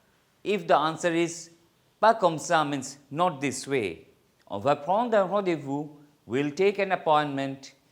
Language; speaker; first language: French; non-native, fluent; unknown